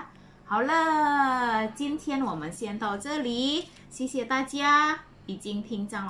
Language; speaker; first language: Chinese; non-native, fluent; Indonesian